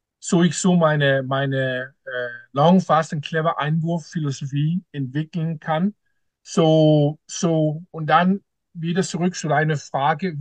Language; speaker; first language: German; non-native, learner; Danish